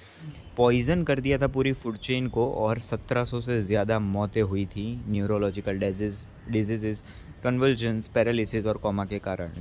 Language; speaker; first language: Hindi; native; Hindi